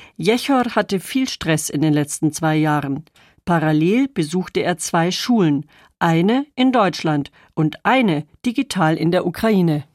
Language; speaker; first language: German; native; German